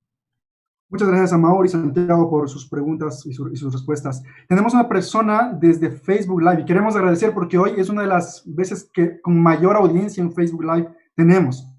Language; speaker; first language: Spanish; native; Spanish